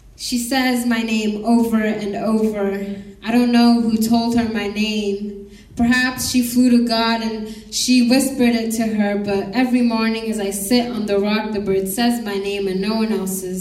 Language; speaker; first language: English; non-native, local second language; Kinyarwanda